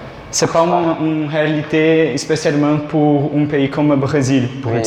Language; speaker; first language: French; non-native, learner; Portuguese